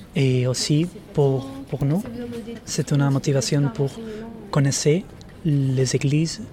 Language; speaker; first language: French; non-native, learner; Spanish